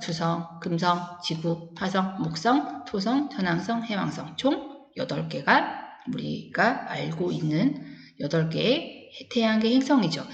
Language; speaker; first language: Korean; native; Korean